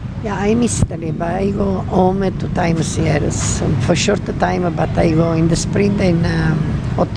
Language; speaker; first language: English; non-native, learner; Italian